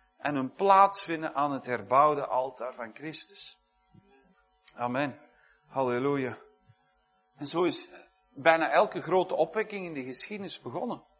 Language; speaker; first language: Dutch; native; Dutch